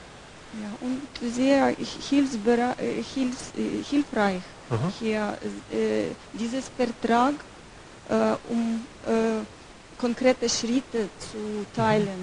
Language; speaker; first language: German; non-native, learner; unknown